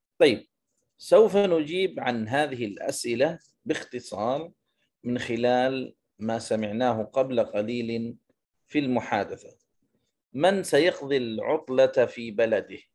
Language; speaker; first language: Arabic; native; Arabic